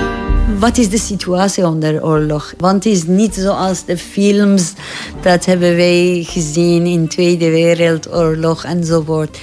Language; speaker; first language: Dutch; non-native, fluent; Persian